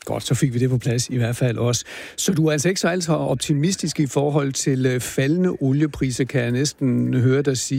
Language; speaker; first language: Danish; native; Danish